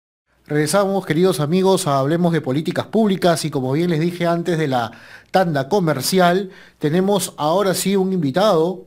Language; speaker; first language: Spanish; native; Spanish